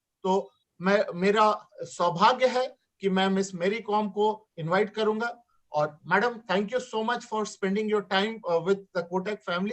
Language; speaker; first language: Hindi; native; Hindi